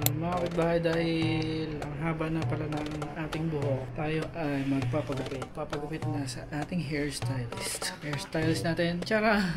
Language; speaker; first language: Filipino; non-native, local second language; Hiligaynon